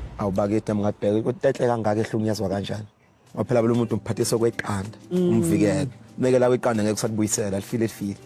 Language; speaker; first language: Zulu; native; Zulu